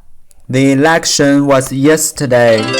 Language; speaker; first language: English; non-native, learner; Chinese